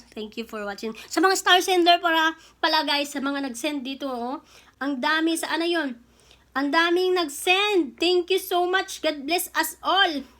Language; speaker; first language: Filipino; non-native, local second language; Cebuano